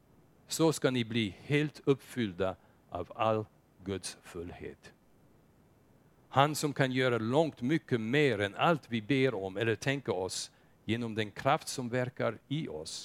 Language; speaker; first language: Swedish; non-native, fluent; English